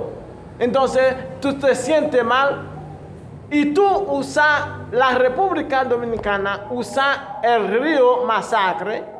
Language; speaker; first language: Spanish; non-native, fluent; Haitian Creole